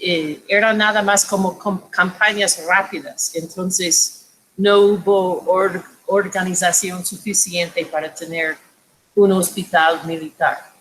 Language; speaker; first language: Spanish; non-native, fluent; English